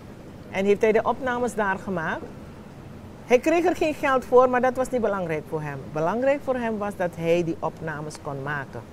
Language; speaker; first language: Dutch; non-native, local second language; Javanese